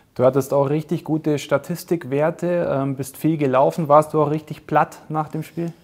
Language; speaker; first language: German; native; German